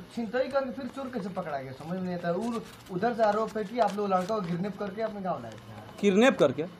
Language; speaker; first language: Hindi; native; Hindi